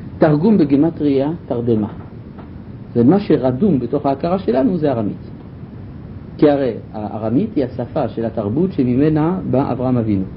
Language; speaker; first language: Hebrew; non-native, fluent; French